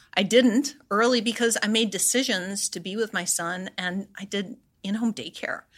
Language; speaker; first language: English; native; English